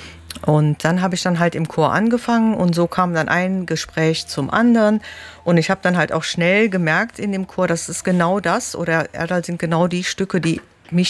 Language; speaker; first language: German; early bilingual, other home language; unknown